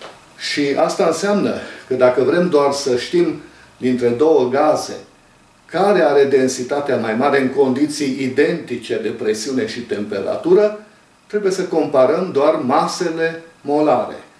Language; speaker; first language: Romanian; native; Romanian